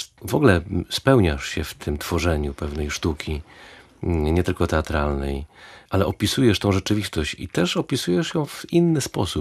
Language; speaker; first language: Polish; native; Polish